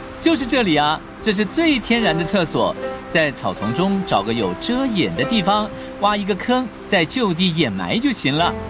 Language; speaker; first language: Chinese; native; Chinese